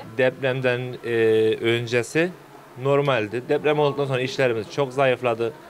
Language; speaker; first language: Turkish; native; Turkish